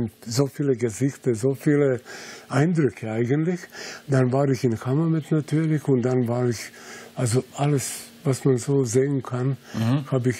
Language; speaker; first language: German; non-native, fluent; Serbian